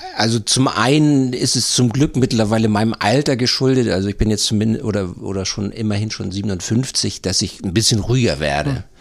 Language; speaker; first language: German; native; German